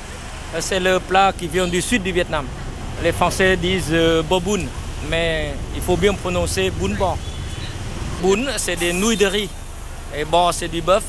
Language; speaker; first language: French; non-native, fluent; Vietnamese